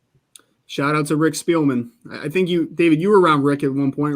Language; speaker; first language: English; native; English